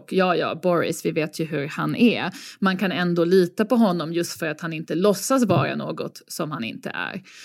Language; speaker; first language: Swedish; native; Swedish